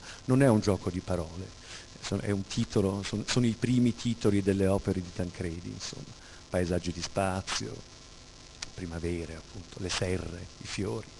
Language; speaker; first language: Italian; native; Italian